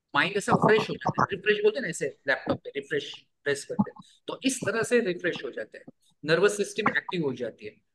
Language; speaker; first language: Hindi; non-native, local second language; Marathi